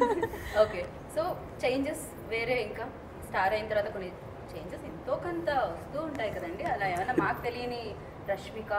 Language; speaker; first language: Telugu; native; Telugu